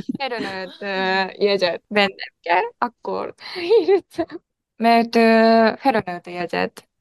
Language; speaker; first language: Hungarian; non-native, learner; Japanese